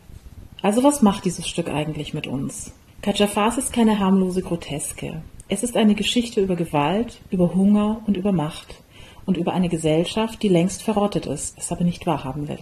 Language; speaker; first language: German; native; German